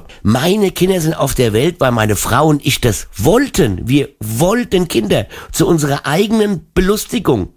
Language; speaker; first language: German; native; German